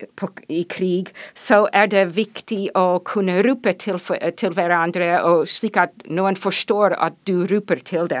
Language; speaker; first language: Norwegian; non-native, fluent; English